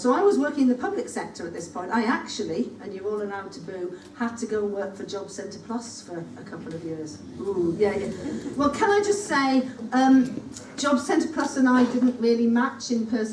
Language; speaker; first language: English; native; English